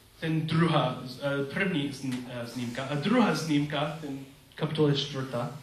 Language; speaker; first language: Czech; non-native, learner; English